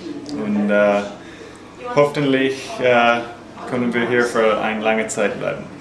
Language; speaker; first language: German; non-native, learner; English